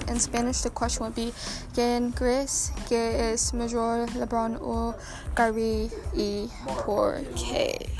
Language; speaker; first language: Spanish; non-native, learner; English